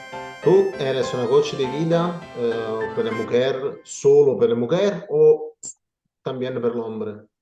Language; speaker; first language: Spanish; non-native, learner; Italian